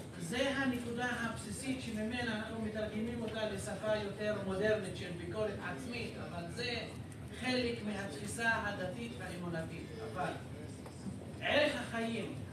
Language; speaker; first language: Hebrew; non-native, local second language; Arabic